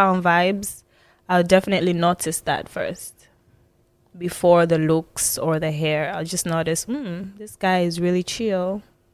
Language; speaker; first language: English; non-native, local second language; Swahili